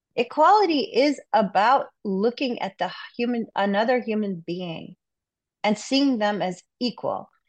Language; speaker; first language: English; non-native, local second language; Urdu